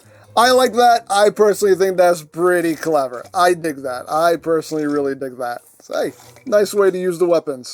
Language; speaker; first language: English; native; English